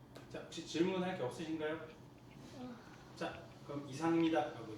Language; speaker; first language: Korean; native; Korean